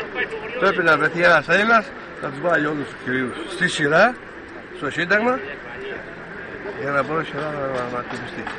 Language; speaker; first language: Greek; native; Greek